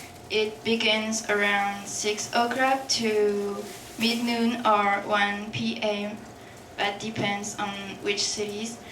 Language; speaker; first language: English; non-native, fluent; French